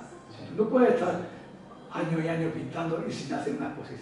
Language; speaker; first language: Spanish; native; Spanish